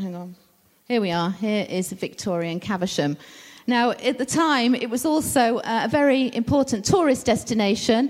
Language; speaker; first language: English; native; English